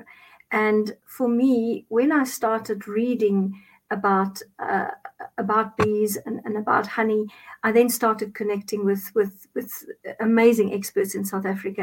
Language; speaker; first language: English; non-native, local second language; Afrikaans